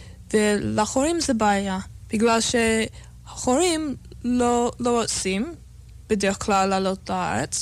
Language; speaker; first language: Hebrew; non-native, learner; English